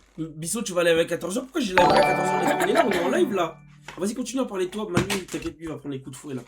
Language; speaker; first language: French; native; French